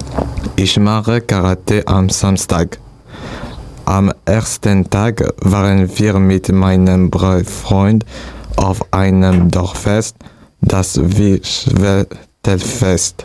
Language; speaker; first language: German; non-native, learner; French